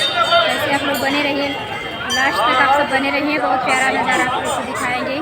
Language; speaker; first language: Hindi; non-native, local second language; Awadhi